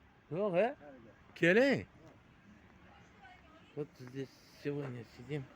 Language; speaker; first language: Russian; non-native, local second language; Uzbek